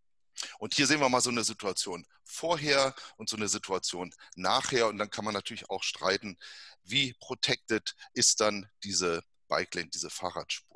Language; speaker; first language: German; native; German